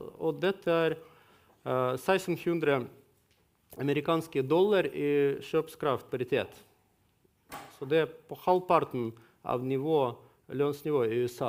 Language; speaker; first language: Norwegian; non-native, fluent; Russian